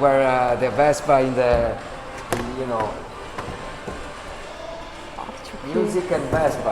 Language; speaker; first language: English; non-native, fluent; Italian